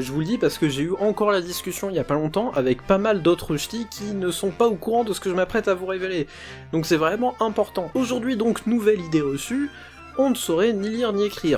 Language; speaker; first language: French; native; French